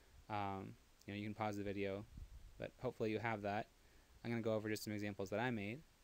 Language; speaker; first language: English; native; English